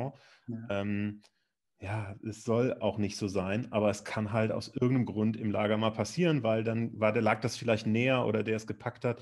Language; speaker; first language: German; native; German